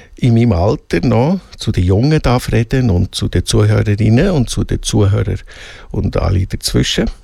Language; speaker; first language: German; native; German